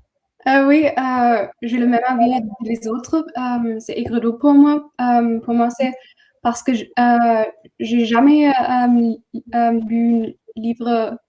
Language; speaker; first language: French; non-native, learner; German